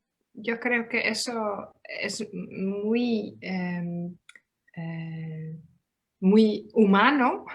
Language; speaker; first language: Spanish; non-native, fluent; Dutch